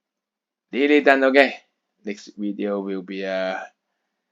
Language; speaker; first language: English; non-native, fluent; Chinese